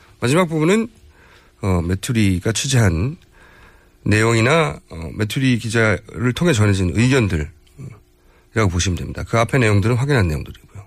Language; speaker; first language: Korean; native; Korean